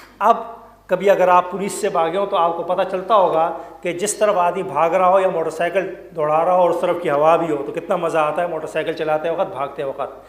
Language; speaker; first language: Urdu; native; Urdu